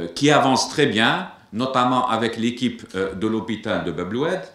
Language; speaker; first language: French; non-native, local second language; Arabic